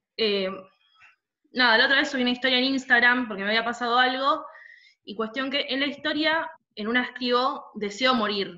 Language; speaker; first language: Spanish; native; Spanish